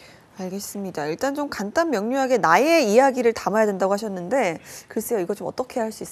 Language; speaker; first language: Korean; native; Korean